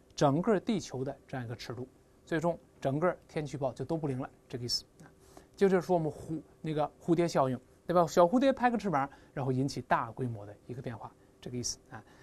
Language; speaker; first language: Chinese; native; Chinese